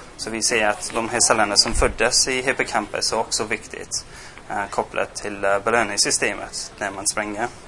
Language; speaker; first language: Swedish; non-native, fluent; English